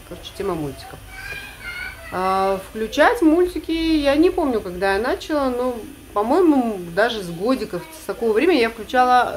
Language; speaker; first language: Russian; native; Russian